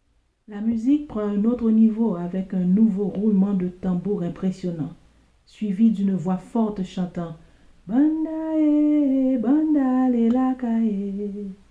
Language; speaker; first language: French; non-native, local second language; Haitian Creole